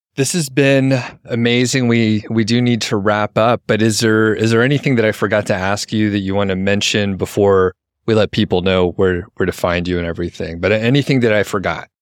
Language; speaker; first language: English; native; English